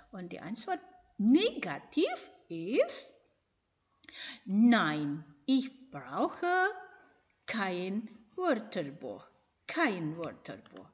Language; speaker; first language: German; non-native, fluent; Indonesian